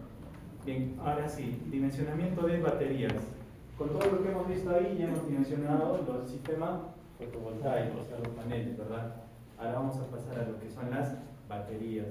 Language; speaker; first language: Spanish; native; Spanish